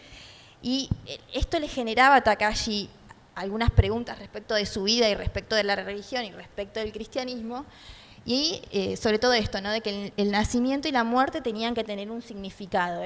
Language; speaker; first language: Spanish; native; Spanish